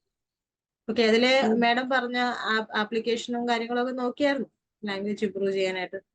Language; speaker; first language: Malayalam; native; Malayalam